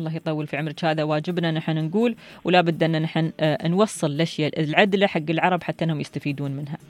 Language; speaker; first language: Arabic; native; Arabic